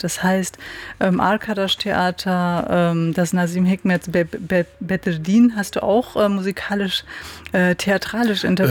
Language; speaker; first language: German; native; German